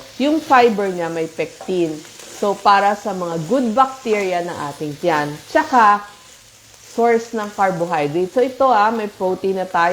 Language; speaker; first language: Filipino; native; Filipino